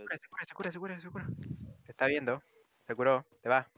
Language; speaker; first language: Spanish; native; Spanish